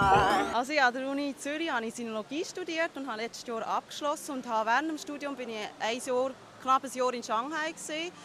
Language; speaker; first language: German; early bilingual, other home language; Vietnamese